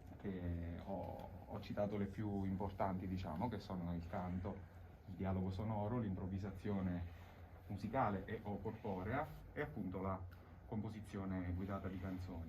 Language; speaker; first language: Italian; native; Italian